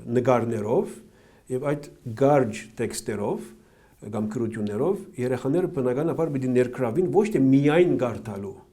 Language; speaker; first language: Armenian; early bilingual, heritage; Armenian